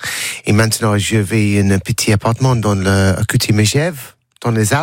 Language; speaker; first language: French; non-native, learner; English